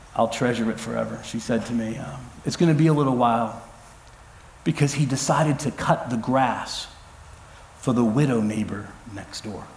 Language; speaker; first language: English; native; English